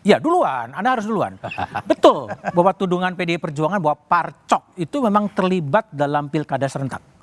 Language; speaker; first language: Indonesian; native; Indonesian